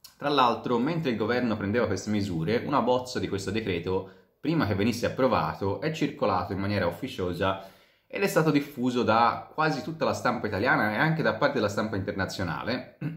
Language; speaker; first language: Italian; native; Italian